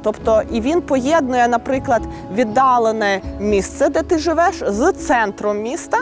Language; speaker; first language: Ukrainian; native; Ukrainian